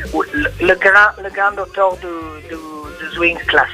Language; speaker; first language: French; non-native, learner; Italian